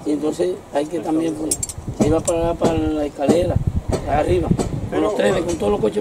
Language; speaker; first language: Spanish; native; Spanish